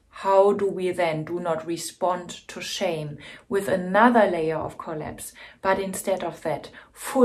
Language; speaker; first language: English; non-native, fluent; German